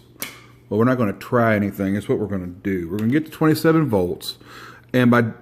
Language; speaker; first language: English; native; English